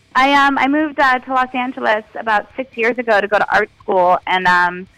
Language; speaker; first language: English; native; English